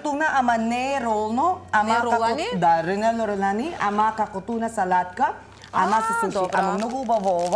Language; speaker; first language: Macedonian; non-native, learner; Filipino